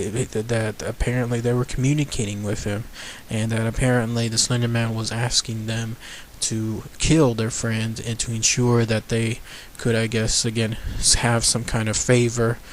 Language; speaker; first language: English; native; English